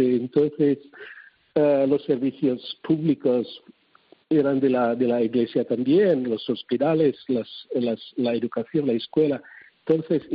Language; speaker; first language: Spanish; non-native, fluent; Cebuano